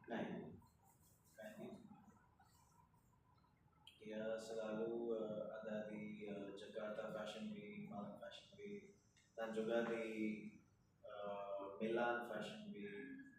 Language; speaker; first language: Indonesian; non-native, fluent; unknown